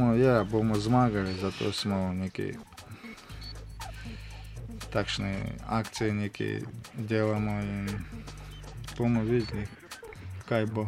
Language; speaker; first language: Slovenian; non-native, learner; Russian